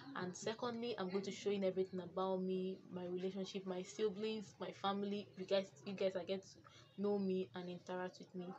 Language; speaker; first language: English; non-native, local second language; Igbo